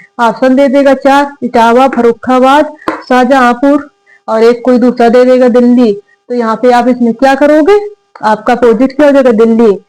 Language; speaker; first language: Hindi; native; Hindi